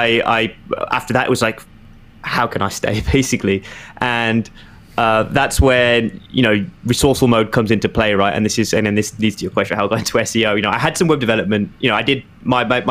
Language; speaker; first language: English; native; English